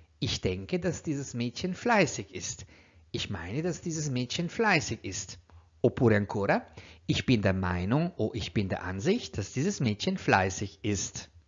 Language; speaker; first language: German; non-native, fluent; Italian